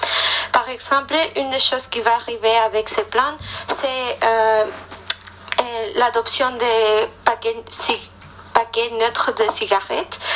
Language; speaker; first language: French; non-native, fluent; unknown